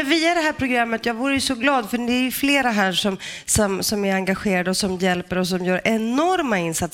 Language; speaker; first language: Swedish; native; Swedish